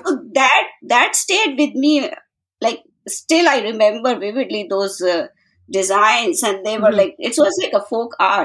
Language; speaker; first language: English; non-native, local second language; Hindi